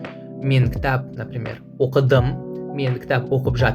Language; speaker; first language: Kazakh; non-native, learner; Russian